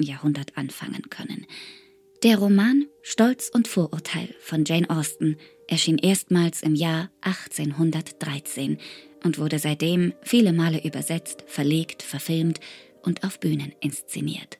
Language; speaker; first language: German; native; German